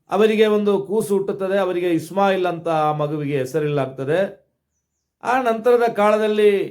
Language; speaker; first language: Kannada; non-native, local second language; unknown